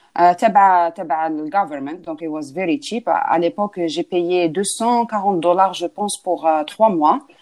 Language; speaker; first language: French; non-native, local second language; Arabic